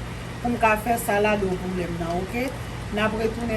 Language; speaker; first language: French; non-native, local second language; Haitian Creole